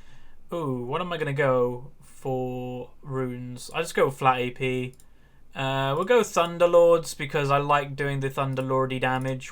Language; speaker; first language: English; native; English